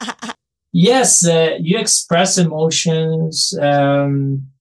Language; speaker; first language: English; non-native, fluent; Spanish